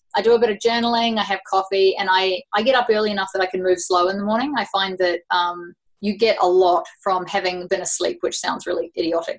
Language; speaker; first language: English; native; English